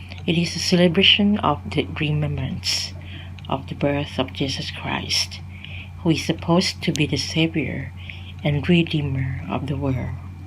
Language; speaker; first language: English; non-native, fluent; Thai